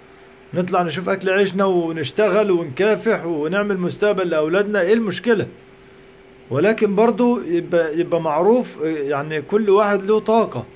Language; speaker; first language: Arabic; native; Arabic